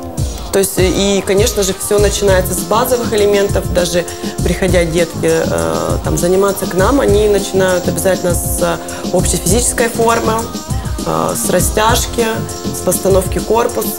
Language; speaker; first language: Russian; native; Russian